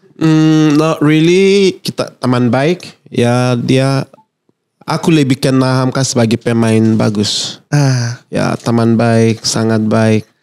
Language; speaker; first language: Indonesian; non-native, fluent; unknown